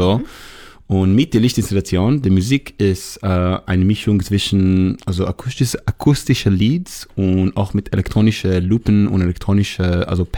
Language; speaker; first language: German; non-native, learner; Hebrew